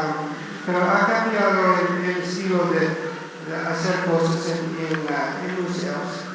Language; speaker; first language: Spanish; non-native, learner; English